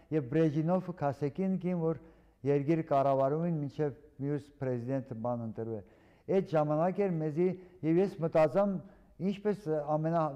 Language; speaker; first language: Armenian; early bilingual, heritage; Armenian